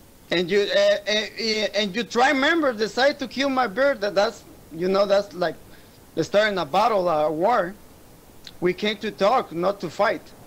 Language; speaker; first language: English; non-native, fluent; Spanish